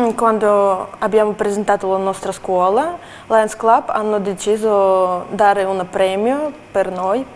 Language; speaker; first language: Italian; non-native, fluent; Russian